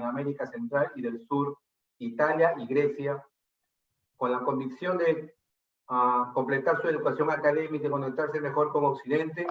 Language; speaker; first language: Spanish; native; Spanish